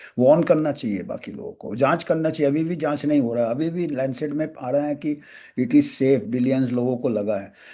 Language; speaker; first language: Hindi; non-native, local second language; Bangla